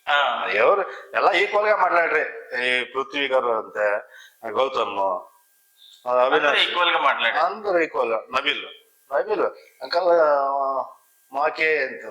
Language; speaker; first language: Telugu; non-native, learner; Kannada